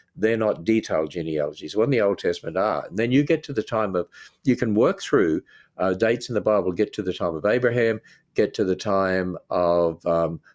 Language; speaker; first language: English; native; English